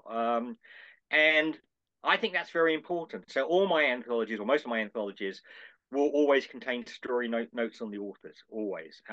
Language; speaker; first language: English; native; English